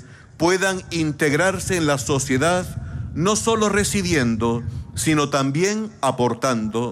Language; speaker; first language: Spanish; native; Spanish